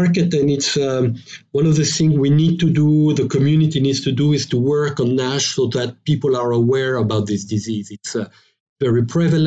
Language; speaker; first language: English; non-native, fluent; French